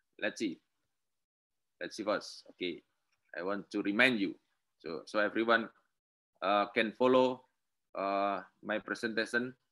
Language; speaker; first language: English; non-native, learner; Indonesian